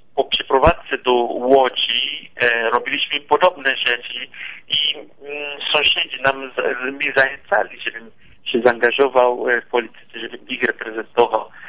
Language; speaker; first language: Polish; non-native, fluent; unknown